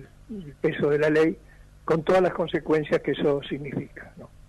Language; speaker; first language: Spanish; native; Spanish